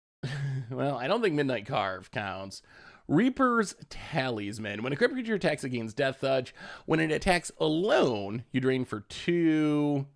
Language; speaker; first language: English; native; English